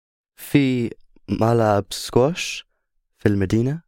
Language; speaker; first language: Arabic; non-native, learner; English